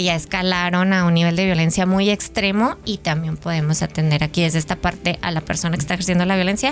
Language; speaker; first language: Spanish; native; Spanish